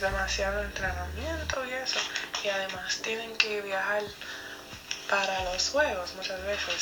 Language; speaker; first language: Spanish; non-native, fluent; English